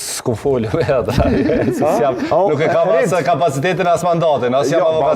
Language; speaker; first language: Albanian; native; Albanian